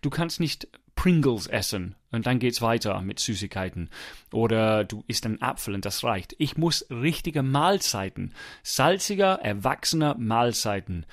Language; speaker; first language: German; non-native, fluent; English